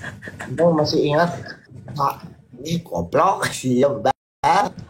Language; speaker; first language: Indonesian; non-native, local second language; Sundanese